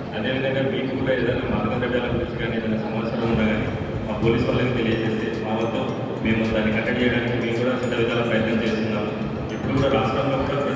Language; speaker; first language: Telugu; native; Telugu